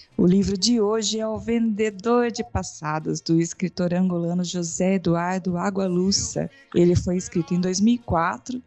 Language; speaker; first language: Portuguese; native; Portuguese